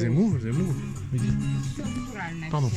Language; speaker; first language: English; non-native, learner; French